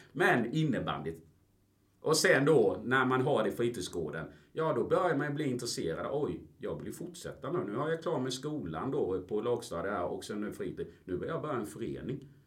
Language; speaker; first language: Swedish; early bilingual, other home language; Spanish